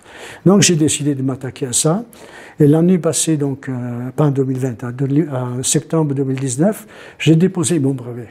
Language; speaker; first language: French; non-native, fluent; Italian